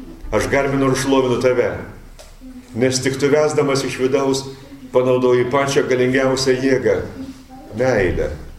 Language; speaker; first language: Lithuanian; native; Lithuanian